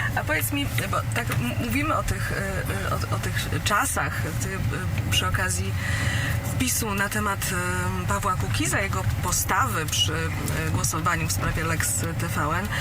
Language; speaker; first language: Polish; native; Polish